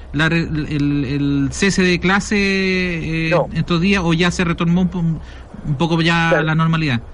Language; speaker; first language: Spanish; native; Spanish